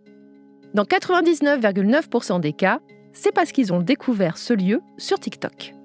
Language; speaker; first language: French; native; French